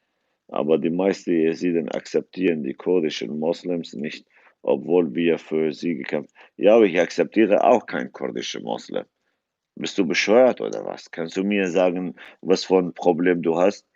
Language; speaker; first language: German; non-native, fluent; Kurdish